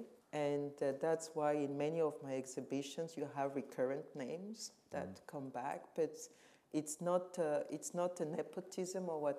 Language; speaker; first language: English; non-native, local second language; French